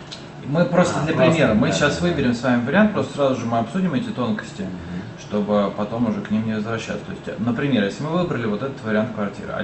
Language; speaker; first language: Russian; native; Russian